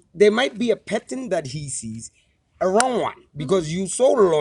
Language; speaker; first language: English; non-native, local second language; Tswana